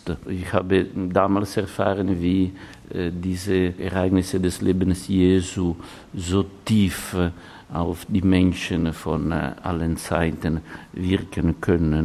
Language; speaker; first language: German; non-native, fluent; Italian